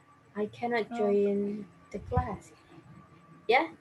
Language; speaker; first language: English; non-native, fluent; Indonesian